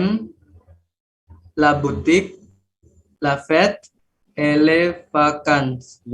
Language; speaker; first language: French; non-native, learner; Indonesian